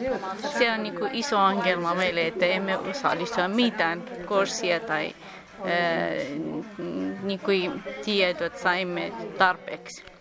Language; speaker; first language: Finnish; non-native, learner; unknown